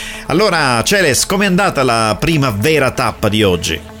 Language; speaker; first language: Italian; native; Italian